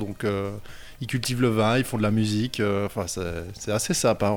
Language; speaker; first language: French; native; French